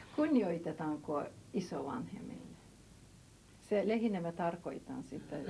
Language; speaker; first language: Finnish; non-native, fluent; Turkish